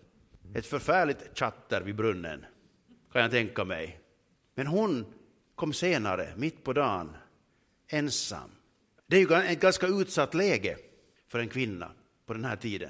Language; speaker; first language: Swedish; native; Swedish